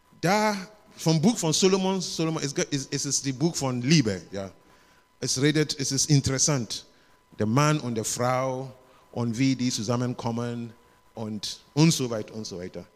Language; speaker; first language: German; non-native, learner; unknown